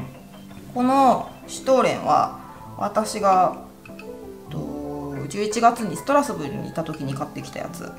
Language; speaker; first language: Japanese; native; Japanese